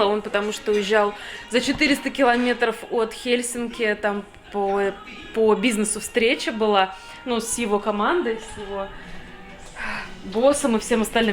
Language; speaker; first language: Russian; native; Russian